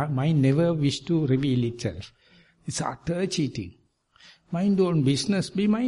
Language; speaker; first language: English; non-native, local second language; Sinhala